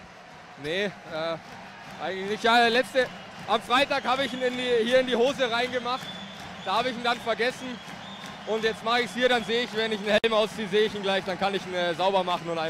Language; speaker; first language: German; native; German